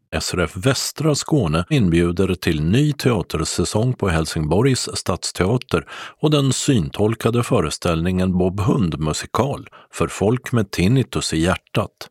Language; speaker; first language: Swedish; native; Swedish